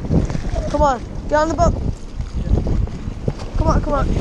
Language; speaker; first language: English; native; English